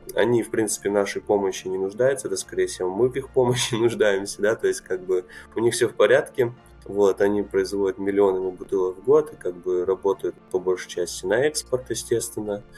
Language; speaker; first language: Russian; early bilingual, other home language; Romanian